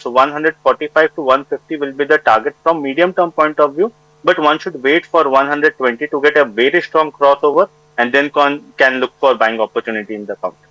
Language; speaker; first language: English; non-native, local second language; Hindi